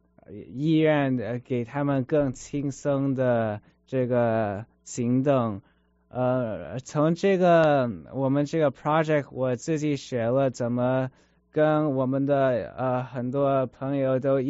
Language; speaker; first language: Chinese; early bilingual, heritage; Chinese